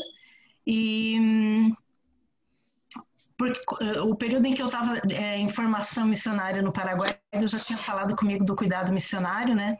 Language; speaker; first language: Portuguese; native; Portuguese